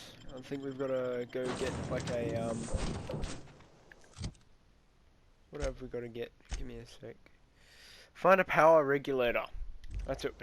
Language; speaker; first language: English; native; English